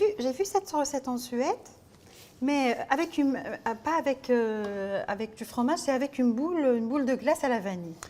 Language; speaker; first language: French; non-native, local second language; Arabic